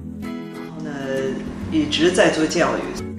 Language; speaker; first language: Chinese; non-native, fluent; English